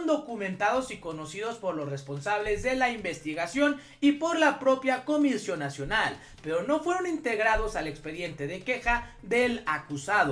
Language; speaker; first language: Spanish; native; Spanish